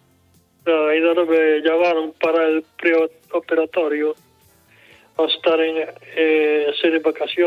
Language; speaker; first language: Spanish; non-native, local second language; Galician